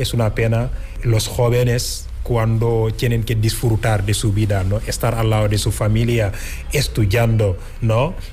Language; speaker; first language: Spanish; non-native, fluent; Wolof